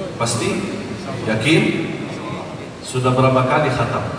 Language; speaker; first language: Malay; non-native, fluent; Arabic